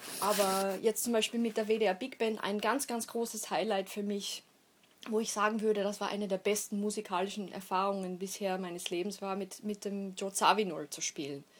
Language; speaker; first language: German; native; German